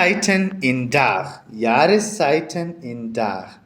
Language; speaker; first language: German; non-native, fluent; Urdu